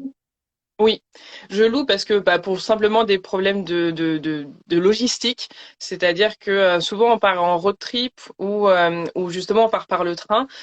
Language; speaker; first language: French; native; French